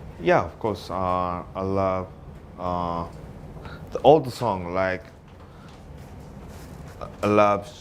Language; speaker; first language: English; non-native, learner; Japanese